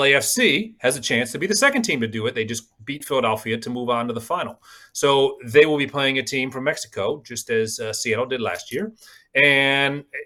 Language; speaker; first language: English; native; English